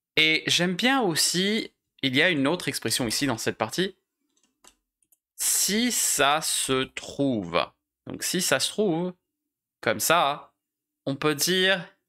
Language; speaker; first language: French; native; French